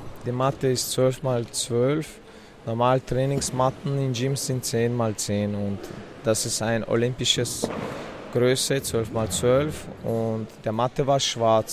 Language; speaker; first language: German; non-native, fluent; Chechen